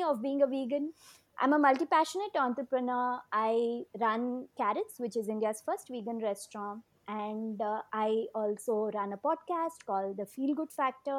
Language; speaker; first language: English; non-native, local second language; Kannada